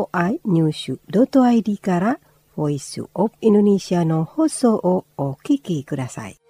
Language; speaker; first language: Japanese; non-native, fluent; Indonesian